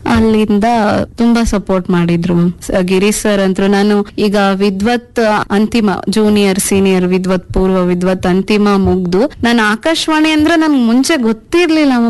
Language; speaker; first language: Kannada; non-native, local second language; Urdu